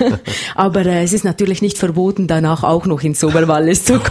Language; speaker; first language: German; native; German